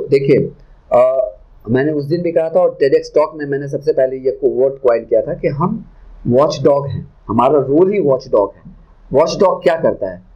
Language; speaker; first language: Hindi; native; Hindi